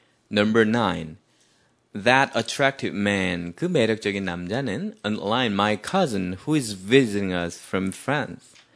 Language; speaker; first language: English; non-native, fluent; Korean